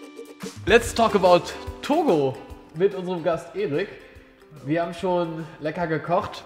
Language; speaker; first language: German; early bilingual, other home language; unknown